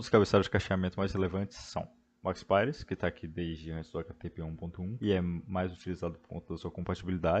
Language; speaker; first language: Portuguese; native; Portuguese